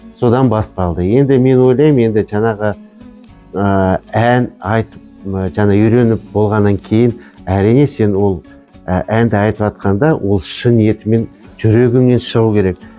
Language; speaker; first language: Kazakh; non-native, local second language; Chechen